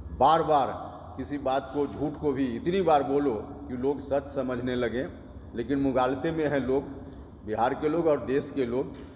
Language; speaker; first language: Hindi; native; Hindi